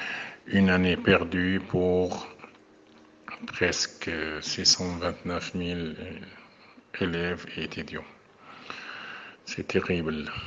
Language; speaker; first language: French; non-native, fluent; Arabic